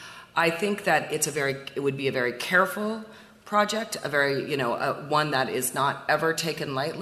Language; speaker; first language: English; native; English